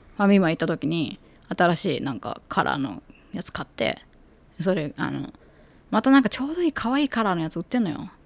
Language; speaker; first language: Japanese; native; Japanese